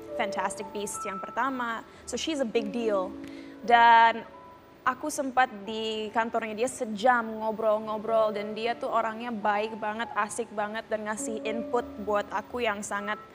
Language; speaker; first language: Indonesian; early bilingual, heritage; Indonesian